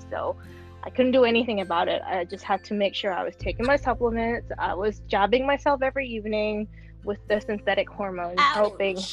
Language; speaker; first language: English; non-native, local second language; Cantonese